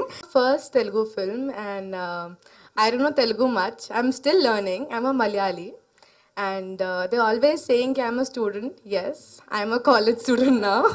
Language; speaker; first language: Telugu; non-native, learner; Malayalam